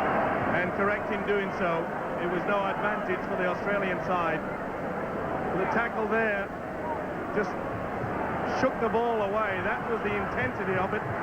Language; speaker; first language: English; native; English